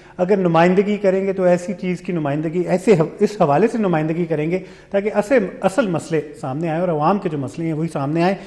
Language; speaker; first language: Urdu; non-native, local second language; Pashto